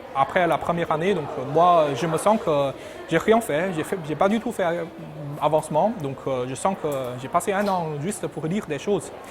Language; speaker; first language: French; non-native, fluent; Chinese